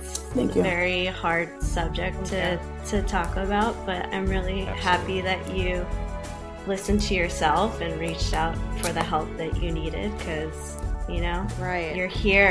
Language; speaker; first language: English; native; English